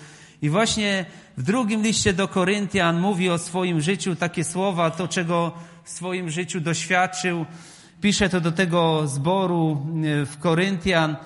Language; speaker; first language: Polish; native; Polish